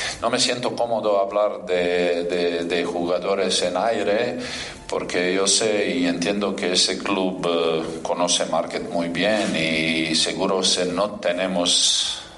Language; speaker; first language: Spanish; non-native, fluent; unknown